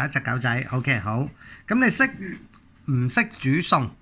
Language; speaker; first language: Cantonese; native; Cantonese